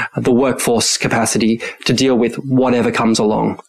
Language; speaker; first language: English; early bilingual, other home language; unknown